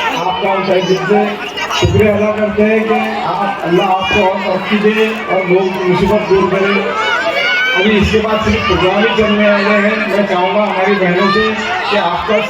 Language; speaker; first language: Hindi; non-native, local second language; Urdu